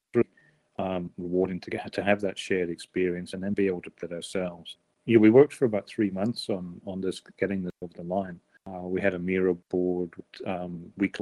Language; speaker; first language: English; native; English